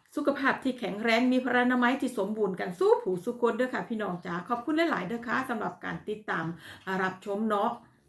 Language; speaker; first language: Thai; native; Thai